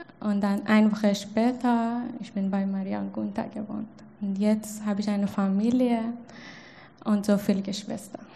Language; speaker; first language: German; non-native, learner; Persian